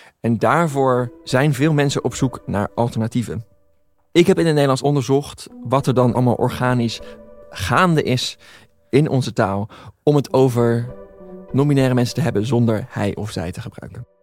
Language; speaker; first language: Dutch; native; Dutch